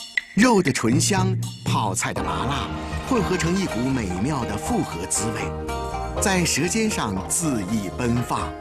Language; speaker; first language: Chinese; native; Chinese